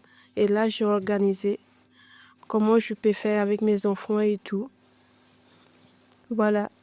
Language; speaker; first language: French; non-native, learner; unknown